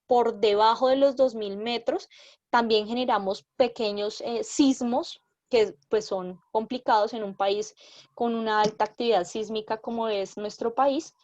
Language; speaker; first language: Spanish; native; Spanish